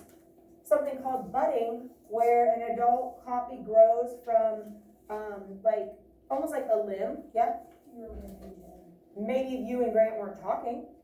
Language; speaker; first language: English; native; English